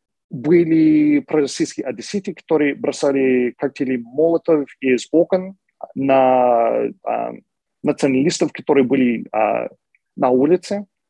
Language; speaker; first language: Russian; non-native, fluent; English